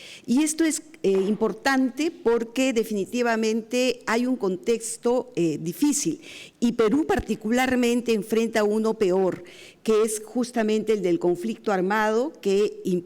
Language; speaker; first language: Spanish; native; Spanish